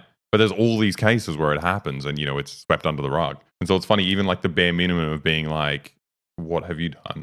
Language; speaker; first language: English; native; English